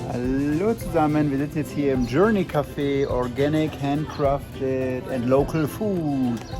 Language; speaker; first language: German; native; German